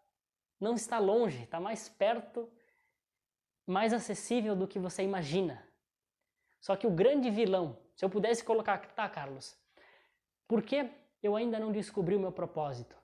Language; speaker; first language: Portuguese; native; Portuguese